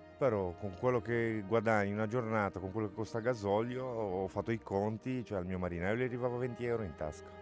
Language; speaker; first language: Italian; non-native, fluent; Romanian